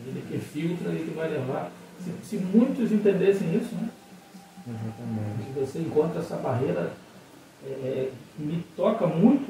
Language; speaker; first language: Portuguese; native; Portuguese